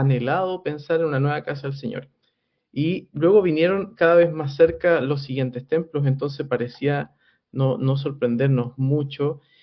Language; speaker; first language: Spanish; native; Spanish